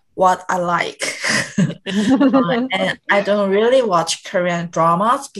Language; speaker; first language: English; non-native, learner; Korean